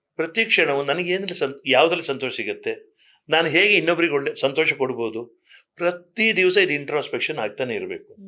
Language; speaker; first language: Kannada; native; Kannada